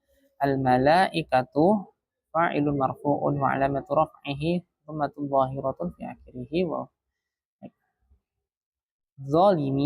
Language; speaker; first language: Arabic; non-native, fluent; Indonesian